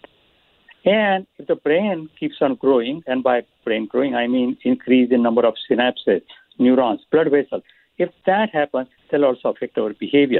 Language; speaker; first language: English; non-native, local second language; Marathi